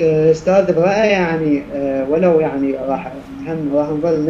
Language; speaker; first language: Arabic; native; Arabic